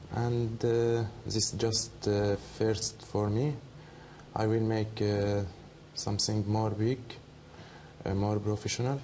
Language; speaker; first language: English; non-native, learner; Arabic